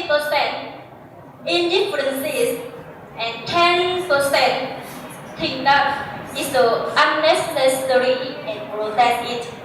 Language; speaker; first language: English; non-native, learner; Vietnamese